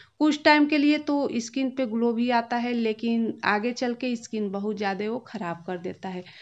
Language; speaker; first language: Hindi; native; Hindi